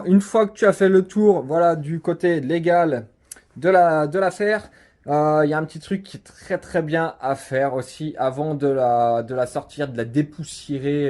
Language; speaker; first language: French; native; French